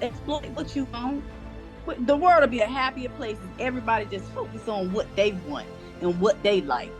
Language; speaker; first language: English; native; English